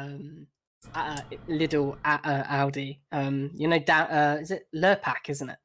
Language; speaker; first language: English; native; English